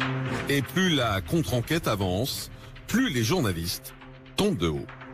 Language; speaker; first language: French; native; French